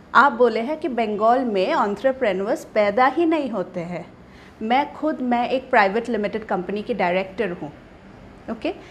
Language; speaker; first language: Hindi; non-native, local second language; Bangla